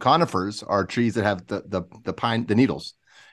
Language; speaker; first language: English; native; English